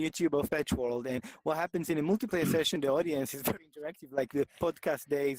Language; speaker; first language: English; non-native, fluent; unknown